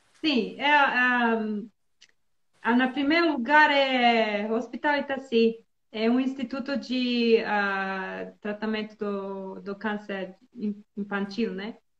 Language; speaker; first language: Portuguese; non-native, learner; Bosnian